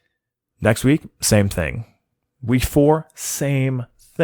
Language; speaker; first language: English; native; English